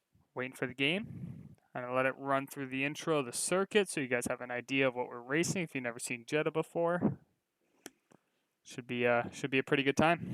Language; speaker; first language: English; native; English